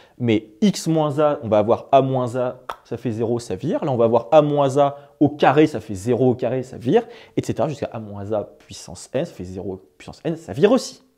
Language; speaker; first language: French; native; French